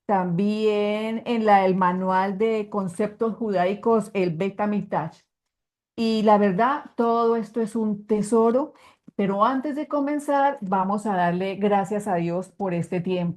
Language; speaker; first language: Spanish; native; Spanish